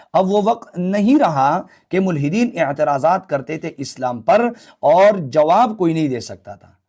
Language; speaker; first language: Urdu; non-native, local second language; Pashto